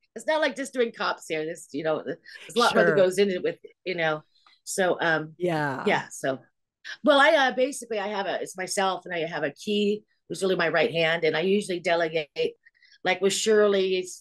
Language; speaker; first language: English; native; English